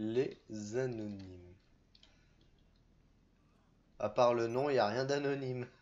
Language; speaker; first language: French; native; French